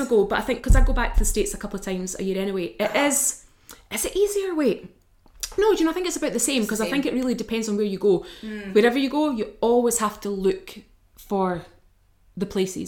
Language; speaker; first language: English; native; English